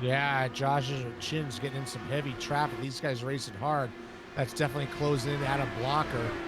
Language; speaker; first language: English; native; English